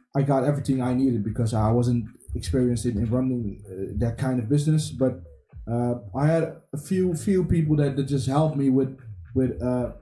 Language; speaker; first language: English; early bilingual, heritage; English